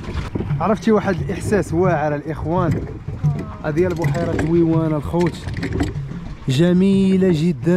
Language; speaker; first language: Arabic; native; Arabic